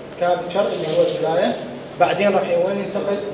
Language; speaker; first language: Arabic; native; Arabic